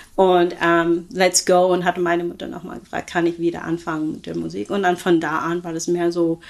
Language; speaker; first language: German; non-native, fluent; English